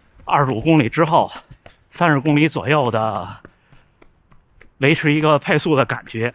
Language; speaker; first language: Chinese; native; Chinese